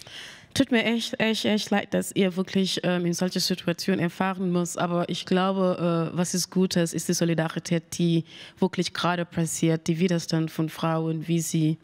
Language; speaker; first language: German; non-native, learner; Mandingo